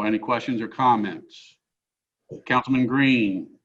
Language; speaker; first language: English; native; English